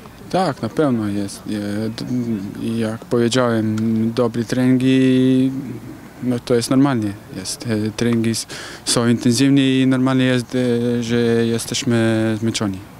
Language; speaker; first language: Polish; non-native, learner; Slovenian